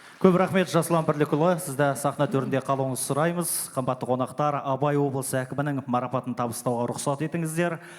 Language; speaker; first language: Kazakh; native; Kazakh